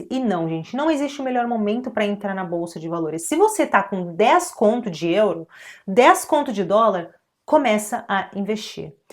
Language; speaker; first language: Portuguese; native; Portuguese